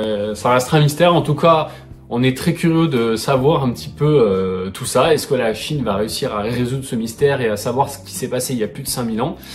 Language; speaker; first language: French; native; French